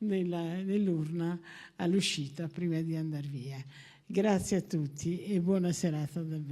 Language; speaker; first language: Italian; native; Italian